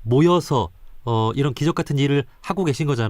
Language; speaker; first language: Korean; native; Korean